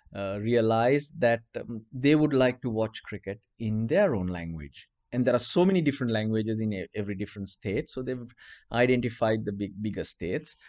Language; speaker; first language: English; non-native, local second language; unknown